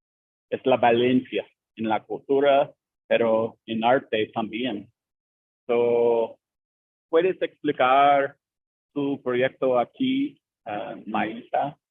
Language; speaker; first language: Spanish; non-native, learner; English